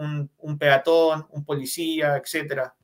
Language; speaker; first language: Spanish; native; Spanish